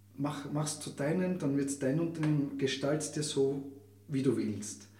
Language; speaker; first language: German; native; German